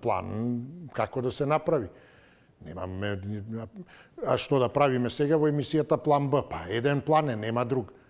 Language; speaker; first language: Macedonian; native; Macedonian